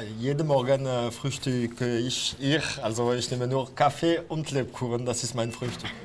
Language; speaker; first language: German; non-native, local second language; Swiss German